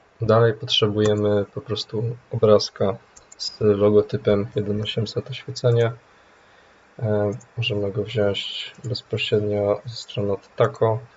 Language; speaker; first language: Polish; native; Polish